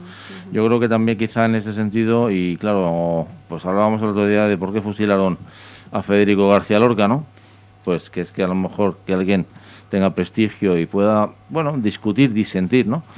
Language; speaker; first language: Spanish; native; Spanish